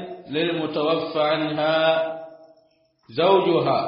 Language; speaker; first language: Arabic; non-native, fluent; Swahili